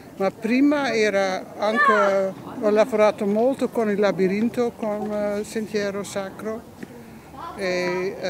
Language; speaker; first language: Italian; non-native, learner; Dutch